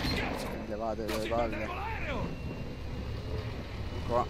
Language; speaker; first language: Italian; native; Italian